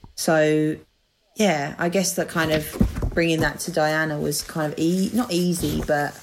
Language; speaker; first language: English; native; English